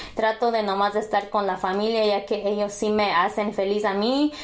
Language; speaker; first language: Spanish; early bilingual, heritage; Spanish